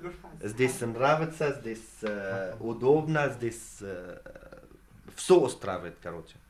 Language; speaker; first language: Russian; non-native, fluent; Arabic